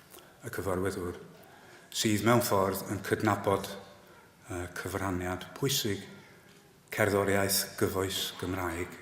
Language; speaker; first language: Welsh; non-native, fluent; English